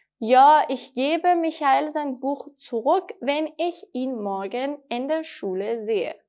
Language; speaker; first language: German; non-native, fluent; Persian